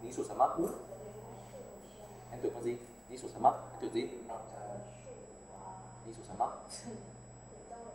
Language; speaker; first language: Chinese; non-native, fluent; Vietnamese